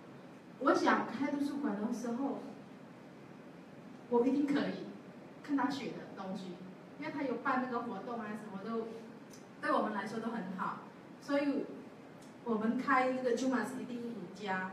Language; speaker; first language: Chinese; non-native, learner; Javanese